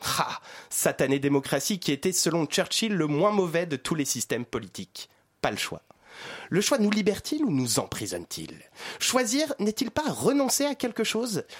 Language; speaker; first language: French; native; French